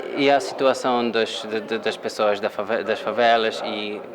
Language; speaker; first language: Portuguese; non-native, fluent; Polish